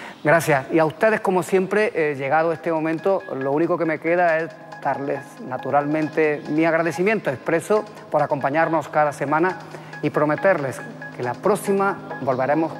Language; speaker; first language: Spanish; native; Spanish